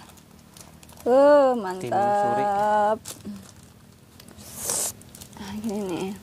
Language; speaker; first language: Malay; non-native, local second language; Sundanese